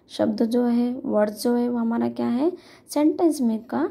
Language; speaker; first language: Hindi; non-native, local second language; Marathi